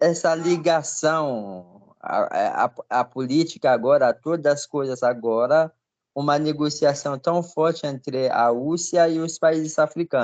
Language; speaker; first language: Portuguese; non-native, fluent; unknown